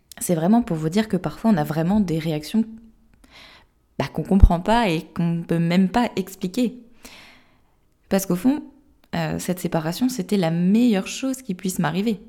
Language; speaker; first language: French; native; French